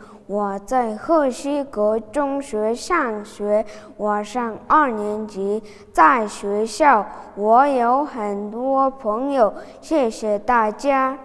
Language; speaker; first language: Chinese; non-native, learner; Mongolian